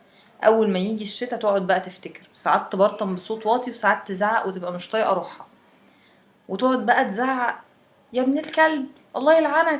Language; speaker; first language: Arabic; native; Arabic